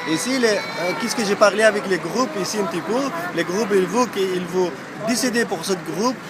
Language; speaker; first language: French; non-native, learner; Persian